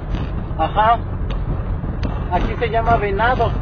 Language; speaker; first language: Spanish; native; Spanish